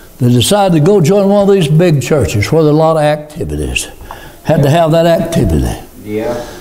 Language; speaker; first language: English; native; English